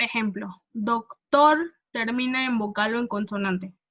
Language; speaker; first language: Spanish; non-native, fluent; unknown